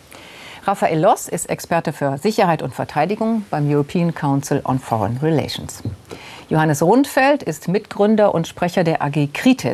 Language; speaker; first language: German; native; German